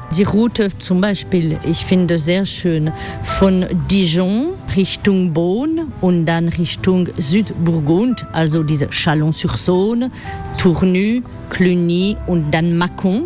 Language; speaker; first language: German; non-native, fluent; French